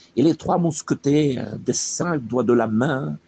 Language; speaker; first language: French; non-native, fluent; Spanish